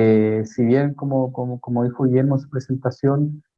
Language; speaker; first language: Spanish; native; Spanish